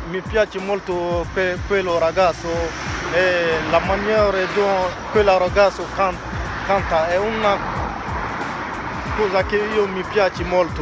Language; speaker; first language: Italian; non-native, learner; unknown